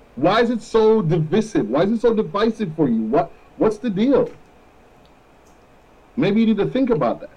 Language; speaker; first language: English; non-native, local second language; Jamaican Creole English